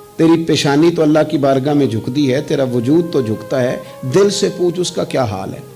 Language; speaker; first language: Urdu; non-native, local second language; Punjabi